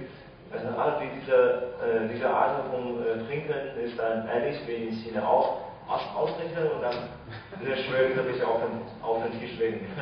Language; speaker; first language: German; non-native, fluent; Chinese